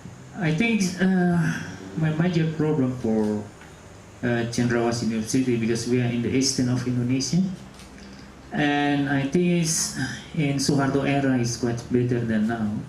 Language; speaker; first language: English; non-native, local second language; Indonesian